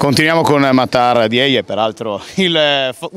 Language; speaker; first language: Italian; native; Italian